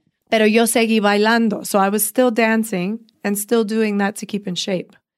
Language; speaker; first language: English; early bilingual, other home language; Spanish